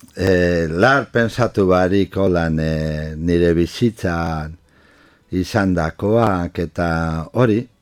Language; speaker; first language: Basque; non-native, local second language; Spanish